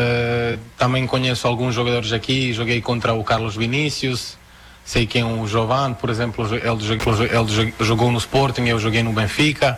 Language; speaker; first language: Portuguese; non-native, fluent; Croatian